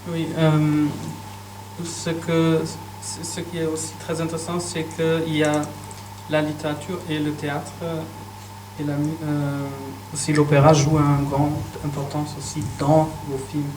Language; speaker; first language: French; non-native, fluent; German